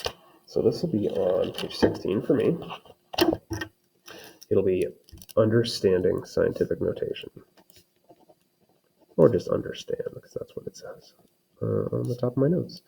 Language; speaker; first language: English; native; English